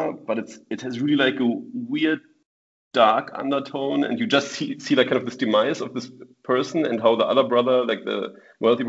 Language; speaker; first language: English; non-native, fluent; German